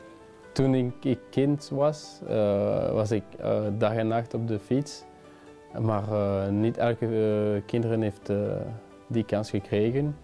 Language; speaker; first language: Dutch; non-native, local second language; French